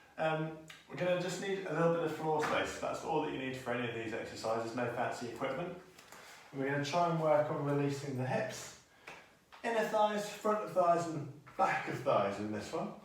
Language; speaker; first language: English; native; English